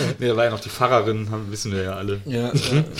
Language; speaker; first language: German; native; German